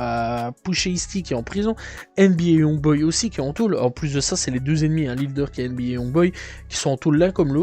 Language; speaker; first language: French; native; French